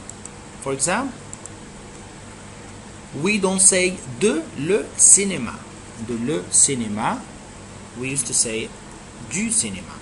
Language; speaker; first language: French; non-native, fluent; Arabic